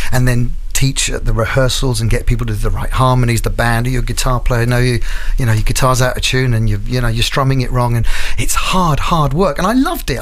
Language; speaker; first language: English; native; English